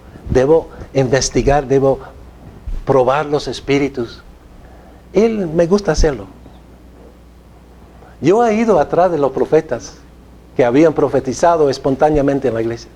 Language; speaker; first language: Spanish; non-native, fluent; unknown